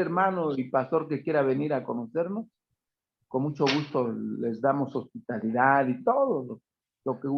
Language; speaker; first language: Spanish; native; Spanish